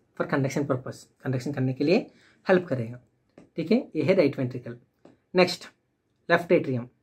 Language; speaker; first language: Hindi; non-native, local second language; Telugu